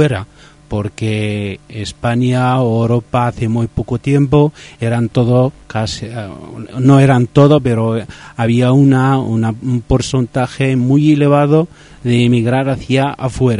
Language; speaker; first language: Spanish; non-native, fluent; Riffian